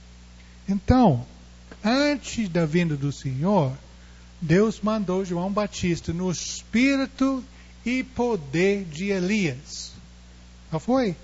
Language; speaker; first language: Portuguese; non-native, fluent; English